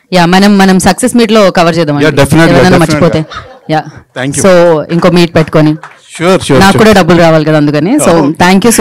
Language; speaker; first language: Telugu; native; Telugu